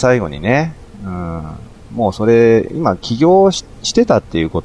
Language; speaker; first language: Japanese; native; Japanese